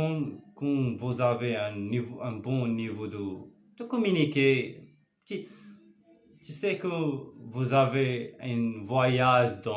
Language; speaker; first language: French; non-native, learner; Arabic